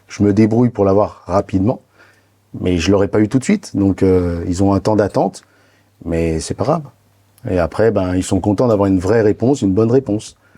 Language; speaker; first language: French; native; French